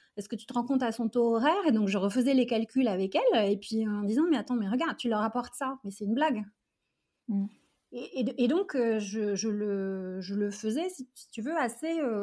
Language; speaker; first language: French; early bilingual, other home language; Arabic